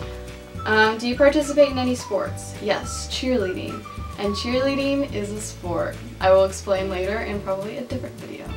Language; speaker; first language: English; native; English